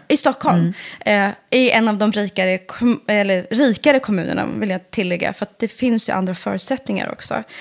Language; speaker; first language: Swedish; early bilingual, other home language; Persian